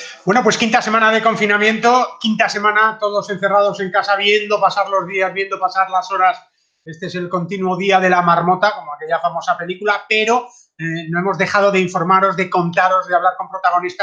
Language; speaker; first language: Spanish; native; Spanish